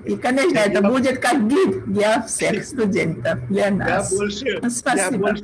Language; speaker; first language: Russian; non-native, fluent; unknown